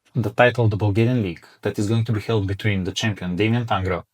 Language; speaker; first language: English; non-native, fluent; Bulgarian